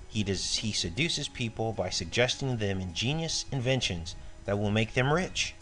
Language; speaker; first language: English; native; English